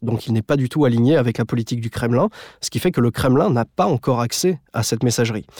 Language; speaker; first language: French; native; French